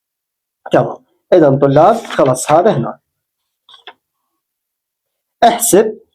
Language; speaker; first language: Arabic; native; Arabic